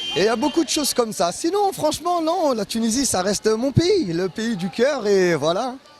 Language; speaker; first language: French; early bilingual, other home language; Arabic